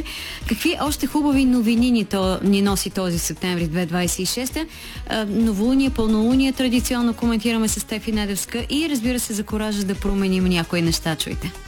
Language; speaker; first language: Bulgarian; native; Bulgarian